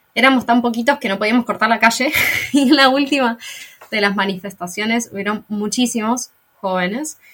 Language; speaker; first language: Spanish; native; Spanish